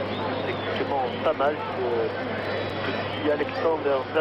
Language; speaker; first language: French; native; French